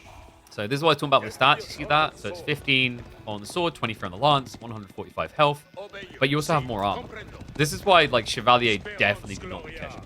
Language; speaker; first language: English; native; English